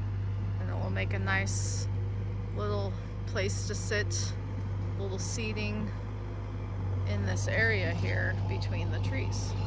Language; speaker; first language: English; native; English